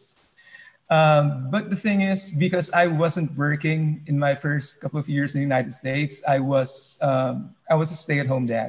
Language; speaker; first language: English; non-native, local second language; Filipino